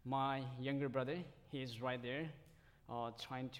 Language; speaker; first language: English; non-native, fluent; Tedim Chin